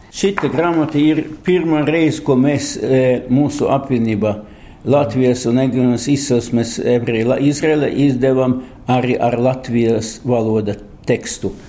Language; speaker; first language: Latvian; non-native, local second language; Russian